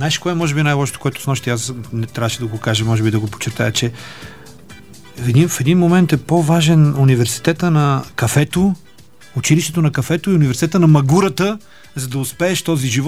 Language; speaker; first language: Bulgarian; native; Bulgarian